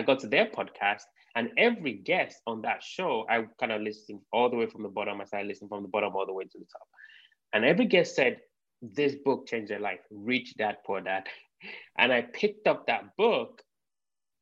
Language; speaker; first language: English; native; English